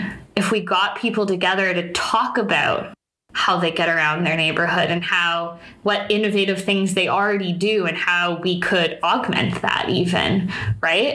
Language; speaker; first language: English; native; English